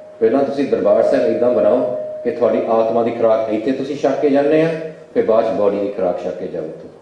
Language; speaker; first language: Punjabi; early bilingual, heritage; Punjabi